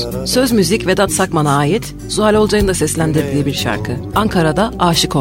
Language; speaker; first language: Turkish; native; Turkish